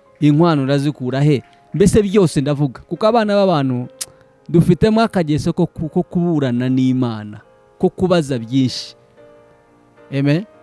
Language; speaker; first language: Kinyarwanda; early bilingual, heritage; Kinyarwanda